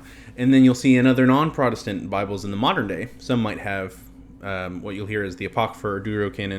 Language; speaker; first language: English; native; English